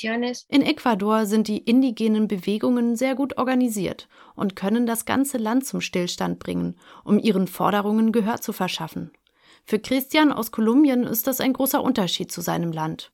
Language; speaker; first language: German; native; German